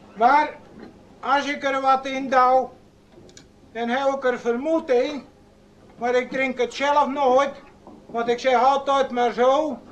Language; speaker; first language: Dutch; native; Dutch